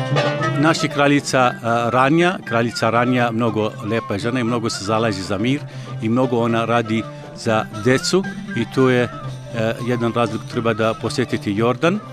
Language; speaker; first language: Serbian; non-native, learner; Arabic